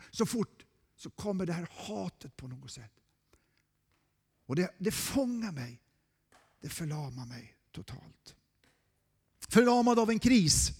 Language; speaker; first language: Swedish; native; Swedish